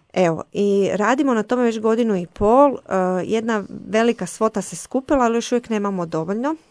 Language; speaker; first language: Croatian; native; Croatian